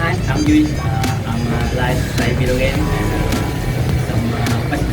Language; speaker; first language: English; non-native, learner; Vietnamese